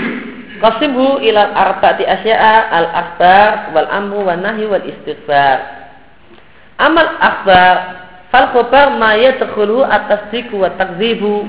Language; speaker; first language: Arabic; non-native, fluent; Indonesian